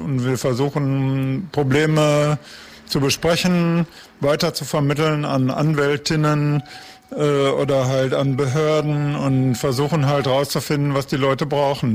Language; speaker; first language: German; native; German